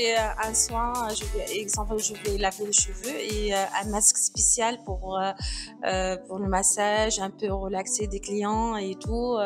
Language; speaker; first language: French; non-native, local second language; Arabic